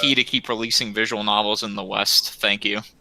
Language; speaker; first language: English; native; English